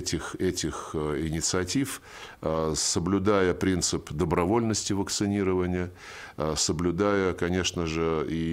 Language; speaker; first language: Russian; native; Russian